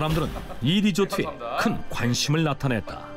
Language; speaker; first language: Korean; native; Korean